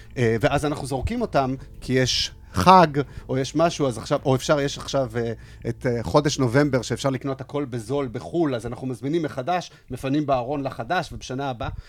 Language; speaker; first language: Hebrew; native; Hebrew